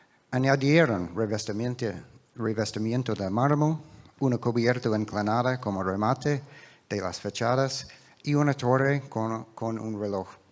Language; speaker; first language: Spanish; non-native, fluent; English